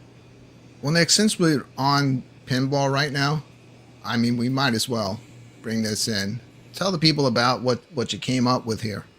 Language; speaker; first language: English; native; English